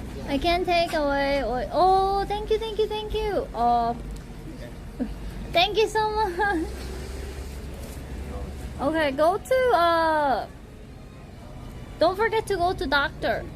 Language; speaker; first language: English; non-native, fluent; Korean